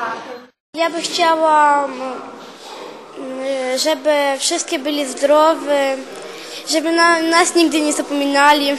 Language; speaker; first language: Polish; non-native, learner; Ukrainian